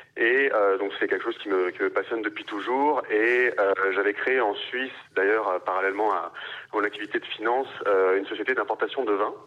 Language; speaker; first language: French; native; French